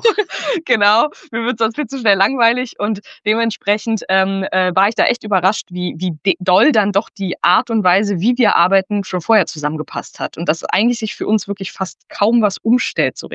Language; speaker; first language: German; native; German